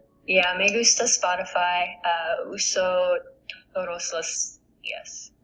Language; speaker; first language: Spanish; non-native, learner; English